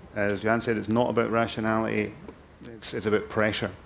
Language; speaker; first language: English; native; English